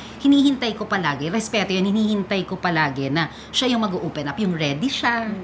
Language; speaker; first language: Filipino; native; Filipino